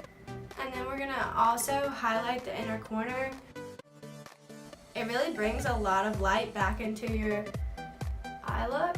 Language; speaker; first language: English; native; English